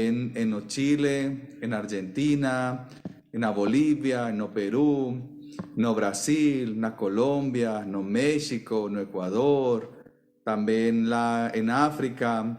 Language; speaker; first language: Portuguese; non-native, fluent; Spanish